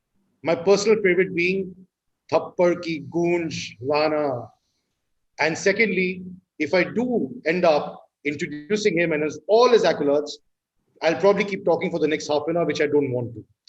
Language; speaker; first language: English; non-native, local second language; Hindi